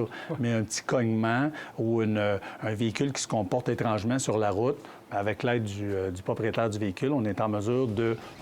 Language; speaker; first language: French; native; French